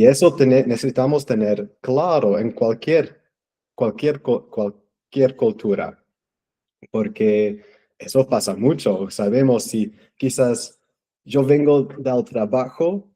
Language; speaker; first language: Spanish; non-native, fluent; English